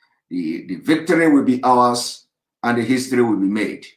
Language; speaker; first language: English; non-native, local second language; Igbo